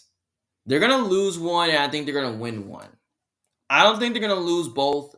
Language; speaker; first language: English; native; English